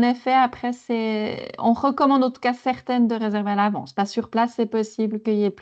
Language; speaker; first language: French; native; French